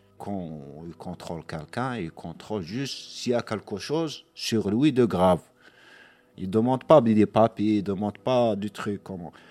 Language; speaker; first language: French; non-native, local second language; Arabic